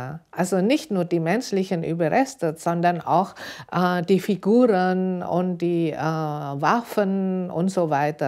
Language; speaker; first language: German; non-native, fluent; Indonesian